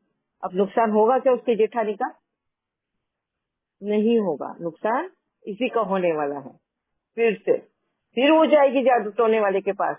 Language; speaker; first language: Hindi; native; Hindi